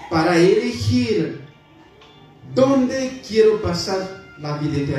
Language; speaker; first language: Spanish; non-native, fluent; Haitian Creole